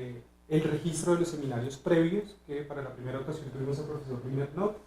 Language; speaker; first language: Spanish; native; Spanish